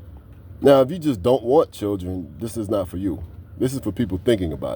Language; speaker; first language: English; native; English